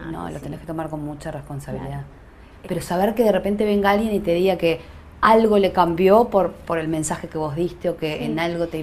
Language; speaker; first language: Spanish; native; Spanish